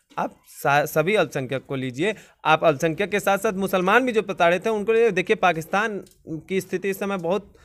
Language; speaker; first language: Hindi; native; Hindi